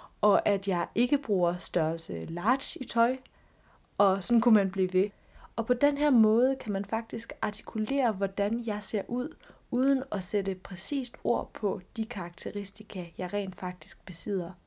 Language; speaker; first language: Danish; native; Danish